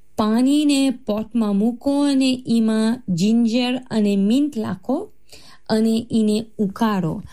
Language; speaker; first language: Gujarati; early bilingual, heritage; Gujarati